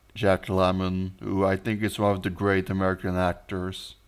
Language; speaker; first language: English; non-native, fluent; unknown